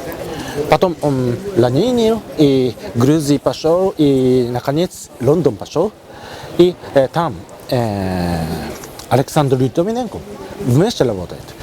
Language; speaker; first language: Russian; non-native, learner; Japanese